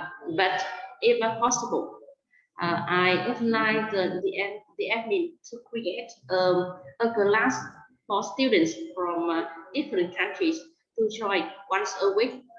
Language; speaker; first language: English; non-native, fluent; Vietnamese